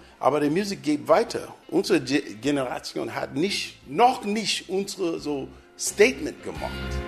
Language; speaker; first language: German; non-native, fluent; English